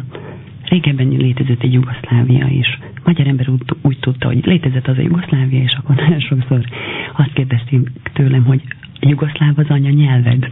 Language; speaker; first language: Hungarian; non-native, fluent; Albanian